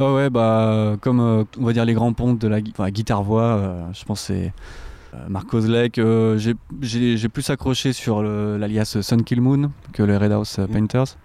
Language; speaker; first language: French; native; French